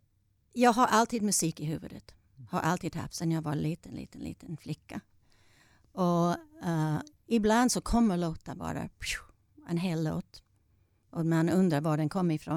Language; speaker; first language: Swedish; non-native, fluent; English